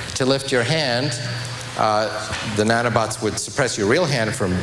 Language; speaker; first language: English; native; English